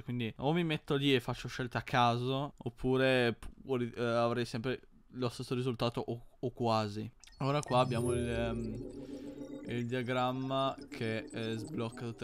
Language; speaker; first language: Italian; native; Italian